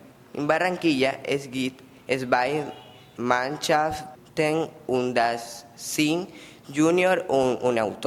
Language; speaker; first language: German; non-native, learner; Spanish